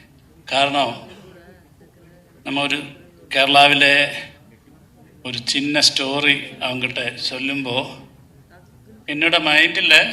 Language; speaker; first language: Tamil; non-native, learner; Malayalam